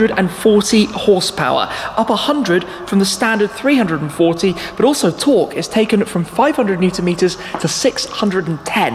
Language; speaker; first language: English; native; English